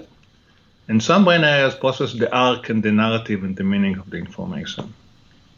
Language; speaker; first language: English; non-native, fluent; Hebrew